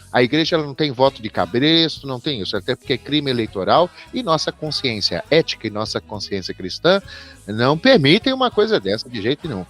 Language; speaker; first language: Portuguese; native; Portuguese